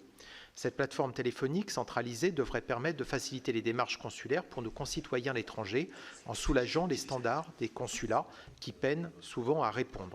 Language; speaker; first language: French; native; French